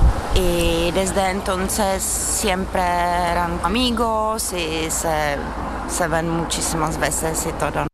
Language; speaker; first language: Spanish; non-native, learner; Czech